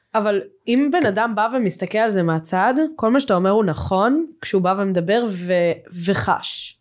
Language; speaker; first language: Hebrew; native; Hebrew